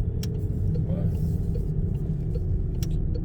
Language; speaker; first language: French; native; French